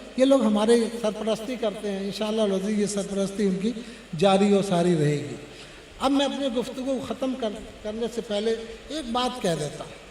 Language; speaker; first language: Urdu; non-native, local second language; Pashto